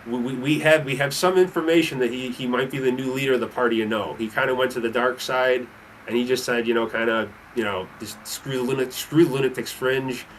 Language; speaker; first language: English; native; English